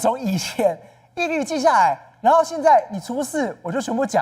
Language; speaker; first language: Chinese; native; Chinese